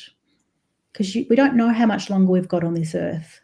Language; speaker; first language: English; native; English